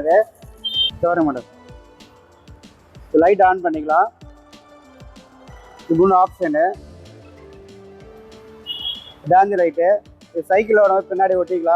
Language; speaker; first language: Tamil; native; Tamil